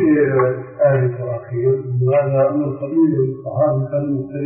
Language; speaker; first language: Arabic; native; Arabic